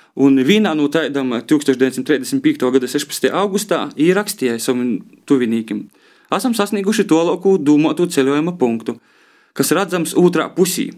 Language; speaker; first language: Latvian; native; Latvian